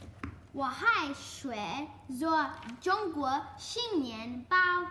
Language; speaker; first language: Chinese; non-native, learner; English